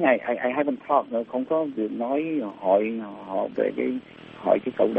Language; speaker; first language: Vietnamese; early bilingual, heritage; Vietnamese